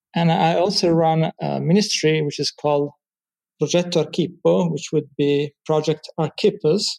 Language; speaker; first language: English; non-native, fluent; Italian